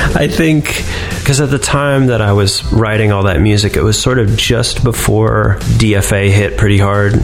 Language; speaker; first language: English; native; English